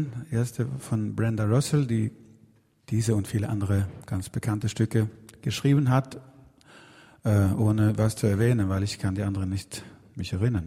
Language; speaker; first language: German; non-native, learner; Swedish